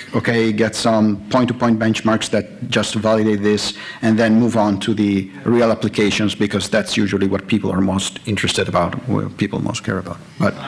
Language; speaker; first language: English; non-native, fluent; Italian